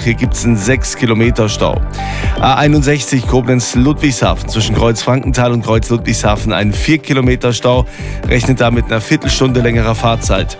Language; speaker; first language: German; native; German